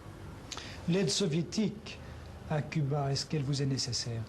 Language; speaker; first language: French; native; French